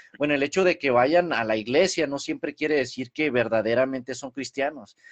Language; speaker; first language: Spanish; early bilingual, heritage; Spanish